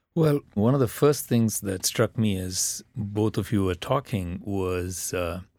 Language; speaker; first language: English; non-native, local second language; Tamil